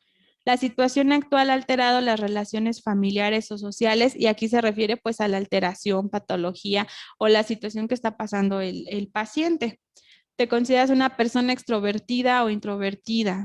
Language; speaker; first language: Spanish; native; Spanish